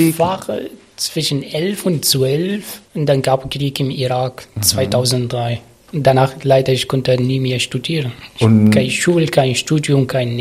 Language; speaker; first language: German; non-native, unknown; Arabic